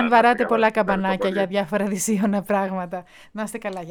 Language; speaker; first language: Greek; native; Greek